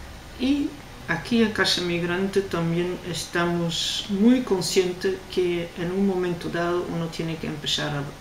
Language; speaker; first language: Spanish; non-native, fluent; Dutch